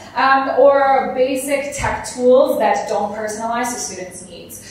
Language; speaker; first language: English; native; English